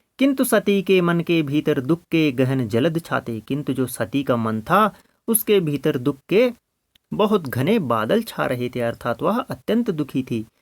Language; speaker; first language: Hindi; native; Hindi